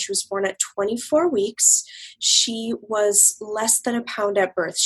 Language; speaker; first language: English; native; English